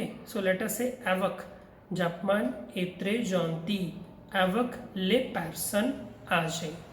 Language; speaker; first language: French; non-native, learner; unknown